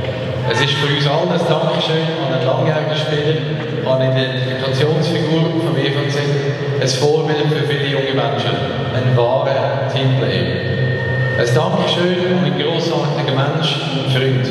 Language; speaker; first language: German; native; German